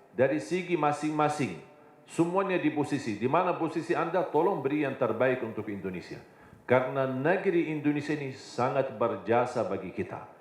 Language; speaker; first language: Indonesian; non-native, fluent; Arabic